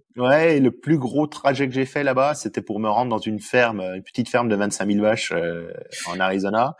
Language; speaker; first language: French; native; French